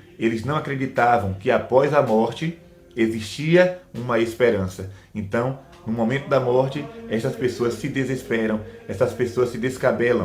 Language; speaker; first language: Portuguese; native; Portuguese